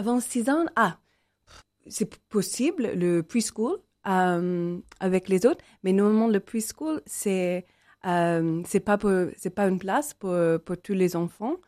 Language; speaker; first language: French; non-native, learner; English